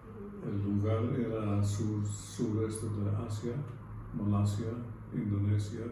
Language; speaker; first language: Spanish; non-native, fluent; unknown